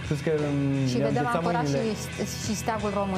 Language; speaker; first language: Romanian; native; Romanian